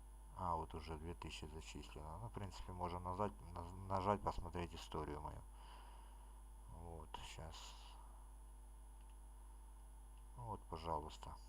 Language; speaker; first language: Russian; native; Russian